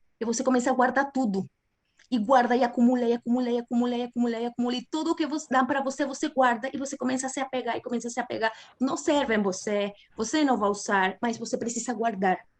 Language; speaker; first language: Portuguese; non-native, fluent; Spanish